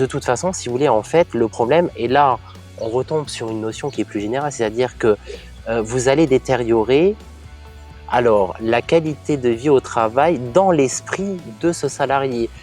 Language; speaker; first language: French; native; French